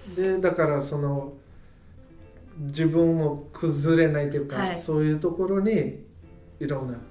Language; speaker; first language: Japanese; non-native, fluent; Portuguese